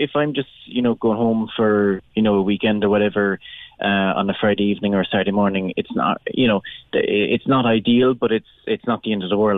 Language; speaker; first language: English; native; English